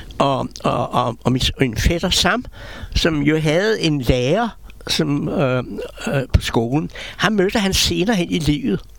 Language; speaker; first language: Danish; native; Danish